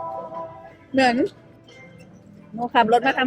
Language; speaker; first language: Thai; native; Thai